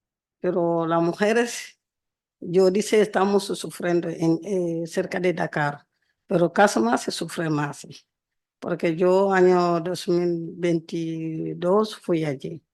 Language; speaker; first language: Spanish; non-native, learner; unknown